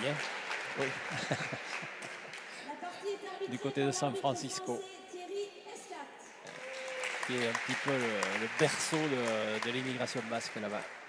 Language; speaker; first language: French; native; French